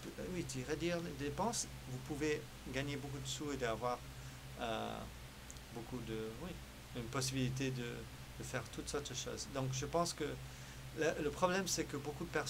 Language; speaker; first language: French; early bilingual, heritage; French